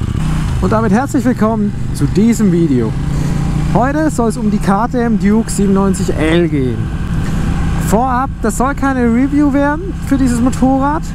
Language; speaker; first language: German; native; German